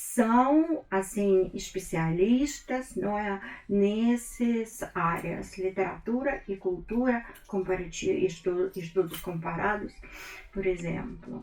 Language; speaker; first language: Portuguese; non-native, fluent; Russian